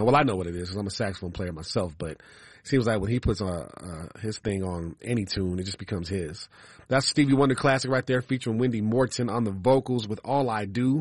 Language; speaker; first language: English; native; English